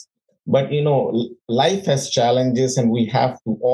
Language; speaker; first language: English; non-native, local second language; Hindi